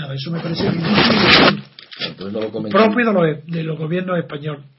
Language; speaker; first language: Spanish; native; Spanish